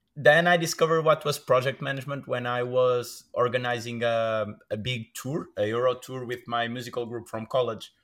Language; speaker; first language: English; non-native, fluent; Portuguese